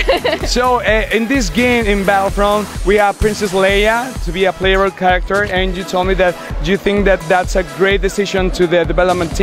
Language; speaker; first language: English; non-native, fluent; Spanish